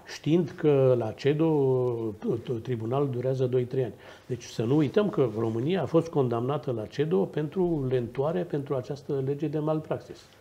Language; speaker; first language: Romanian; native; Romanian